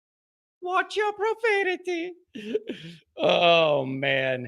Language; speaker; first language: English; native; English